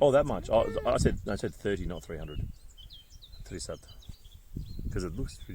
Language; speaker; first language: English; native; English